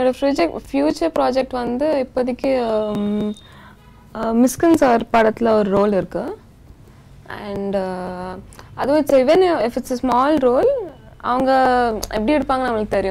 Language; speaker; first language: Tamil; non-native, local second language; Telugu